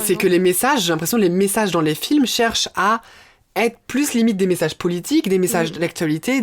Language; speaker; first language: French; native; French